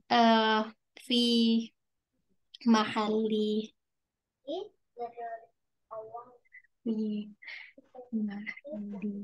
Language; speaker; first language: Arabic; non-native, learner; Indonesian